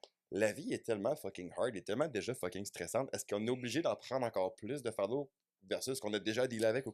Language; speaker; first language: French; native; French